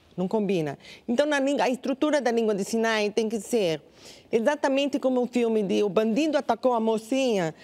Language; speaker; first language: Portuguese; non-native, local second language; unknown